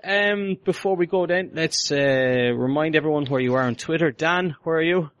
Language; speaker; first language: English; native; English